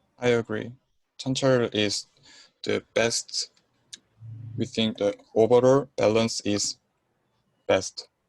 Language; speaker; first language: English; non-native, learner; Korean